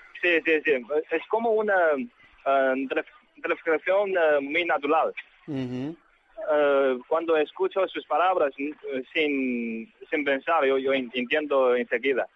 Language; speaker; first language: Portuguese; non-native, learner; Chinese